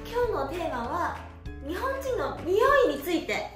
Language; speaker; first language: Japanese; non-native, local second language; Chinese